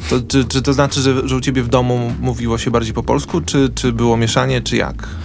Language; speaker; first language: Polish; native; Polish